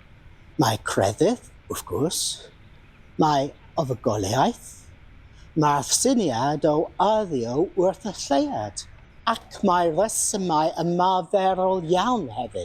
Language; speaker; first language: Welsh; non-native, learner; English